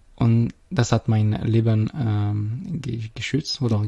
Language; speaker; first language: German; non-native, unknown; French